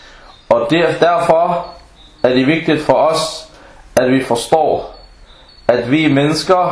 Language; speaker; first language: Danish; non-native, fluent; Arabic